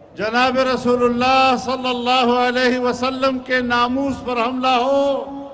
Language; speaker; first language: Urdu; non-native, local second language; Pashto